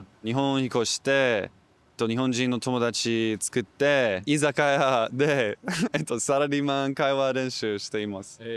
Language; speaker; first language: Japanese; non-native, learner; English